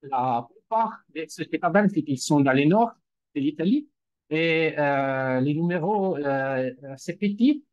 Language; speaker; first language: French; non-native, fluent; Italian